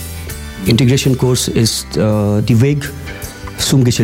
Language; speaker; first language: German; non-native, learner; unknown